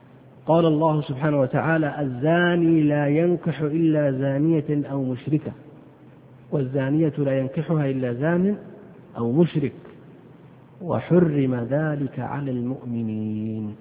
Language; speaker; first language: Arabic; native; Arabic